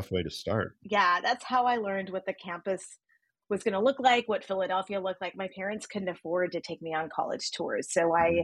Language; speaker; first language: English; native; English